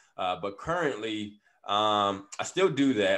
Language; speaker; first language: English; native; English